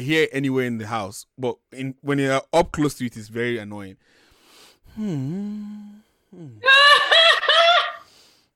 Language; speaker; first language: English; non-native, local second language; Yoruba